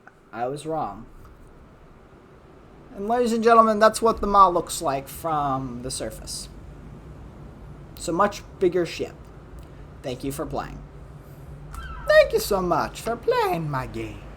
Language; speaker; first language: English; native; English